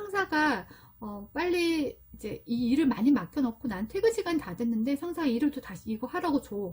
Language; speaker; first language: Korean; native; Korean